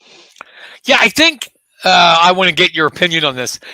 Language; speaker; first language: English; native; English